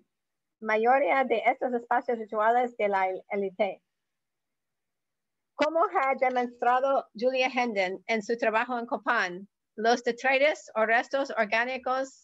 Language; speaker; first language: Spanish; non-native, learner; English